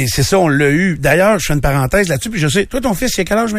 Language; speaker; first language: French; native; French